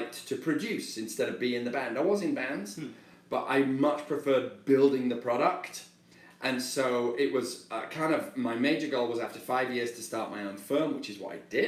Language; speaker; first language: English; native; English